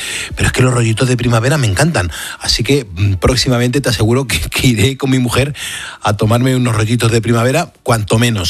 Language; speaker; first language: Spanish; native; Spanish